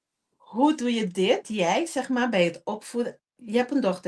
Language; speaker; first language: Dutch; non-native, local second language; Papiamento